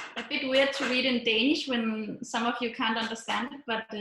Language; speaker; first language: English; non-native, fluent; Danish